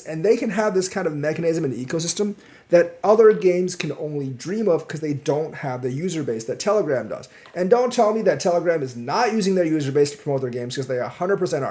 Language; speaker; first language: English; native; English